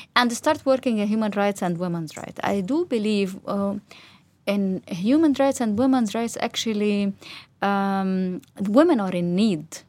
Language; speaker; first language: English; non-native, fluent; Arabic